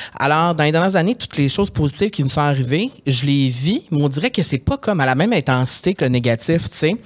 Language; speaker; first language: French; native; French